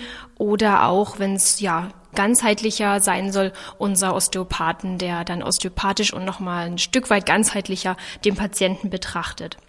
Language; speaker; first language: German; native; German